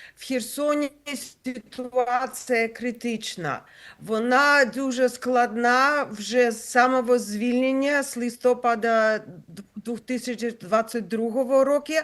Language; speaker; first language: Ukrainian; non-native, local second language; Russian